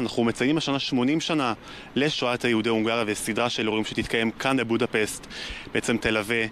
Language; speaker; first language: Hebrew; native; Hebrew